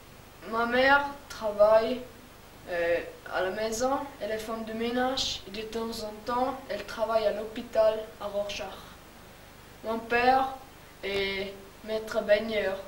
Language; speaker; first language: French; non-native, learner; German